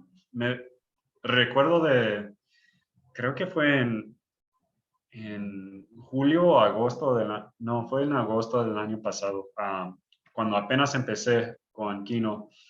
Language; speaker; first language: Spanish; early bilingual, heritage; English